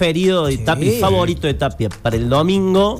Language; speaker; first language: Spanish; native; Spanish